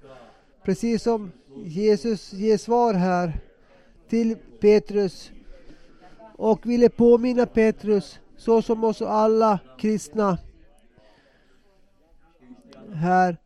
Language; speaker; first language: Swedish; non-native, local second language; Finnish